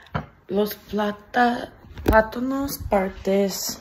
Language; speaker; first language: Spanish; non-native, learner; English